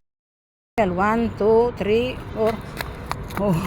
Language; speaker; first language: English; non-native, learner; Filipino